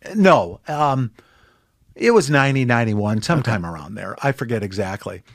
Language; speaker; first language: English; native; English